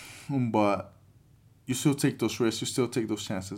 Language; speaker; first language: English; early bilingual, other home language; Spanish